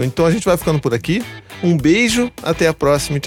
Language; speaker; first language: Portuguese; native; Portuguese